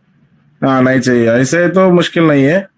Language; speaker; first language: Hindi; non-native, local second language; Tamil